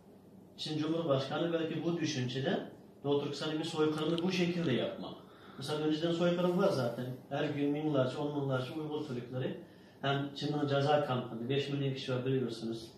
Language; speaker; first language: Turkish; non-native, learner; Uyghur